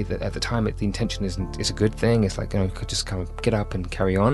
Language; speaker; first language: English; native; English